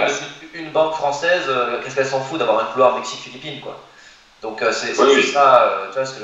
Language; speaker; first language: French; native; French